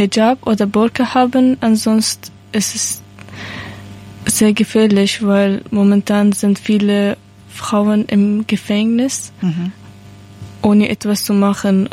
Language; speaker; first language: German; non-native, learner; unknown